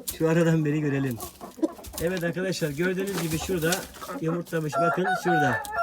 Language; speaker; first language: Turkish; native; Turkish